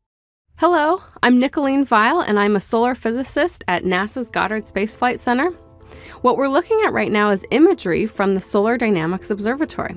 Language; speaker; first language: English; native; English